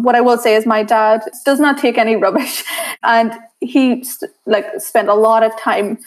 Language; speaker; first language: English; native; English